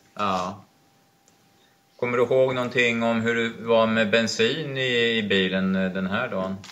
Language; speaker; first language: Swedish; native; Swedish